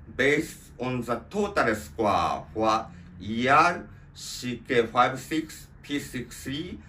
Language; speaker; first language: English; non-native, learner; Japanese